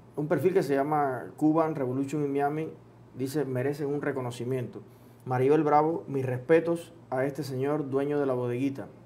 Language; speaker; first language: Spanish; native; Spanish